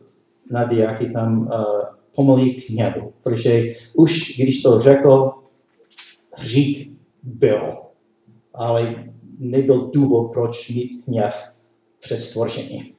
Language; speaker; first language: Czech; non-native, learner; English